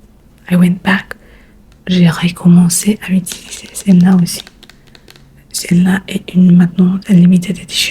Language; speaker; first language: French; non-native, learner; Spanish